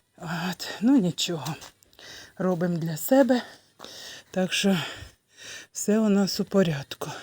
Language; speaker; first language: Ukrainian; native; Ukrainian